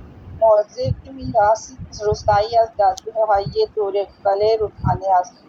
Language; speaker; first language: Persian; non-native, learner; Urdu